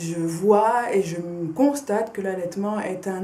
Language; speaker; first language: French; native; French